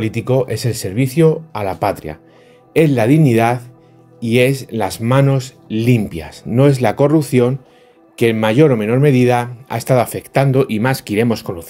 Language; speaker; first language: Spanish; native; Spanish